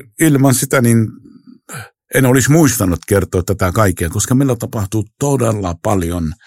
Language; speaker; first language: Finnish; non-native, fluent; Arabic